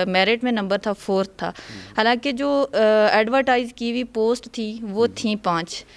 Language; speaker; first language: Urdu; non-native, local second language; Punjabi